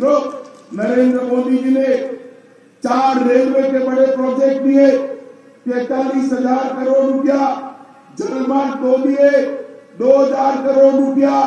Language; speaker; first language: Hindi; non-native, local second language; Gujarati